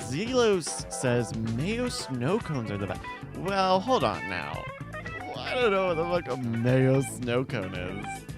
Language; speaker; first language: English; native; English